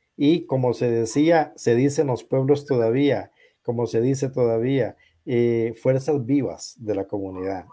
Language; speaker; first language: Spanish; native; Spanish